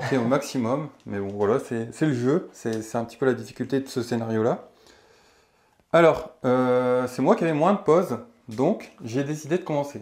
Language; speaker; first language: French; native; French